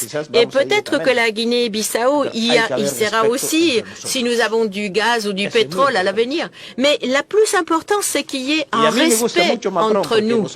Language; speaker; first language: French; non-native, local second language; Portuguese